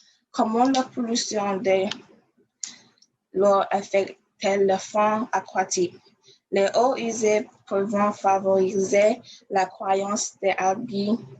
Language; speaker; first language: French; non-native, learner; English